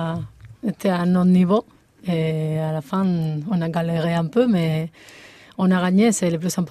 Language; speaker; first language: French; non-native, fluent; Spanish